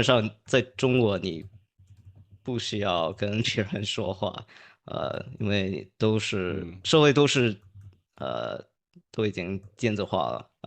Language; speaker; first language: Chinese; early bilingual, heritage; English